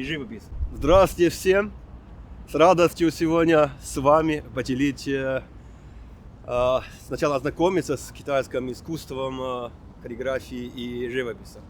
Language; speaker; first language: Russian; non-native, fluent; Chinese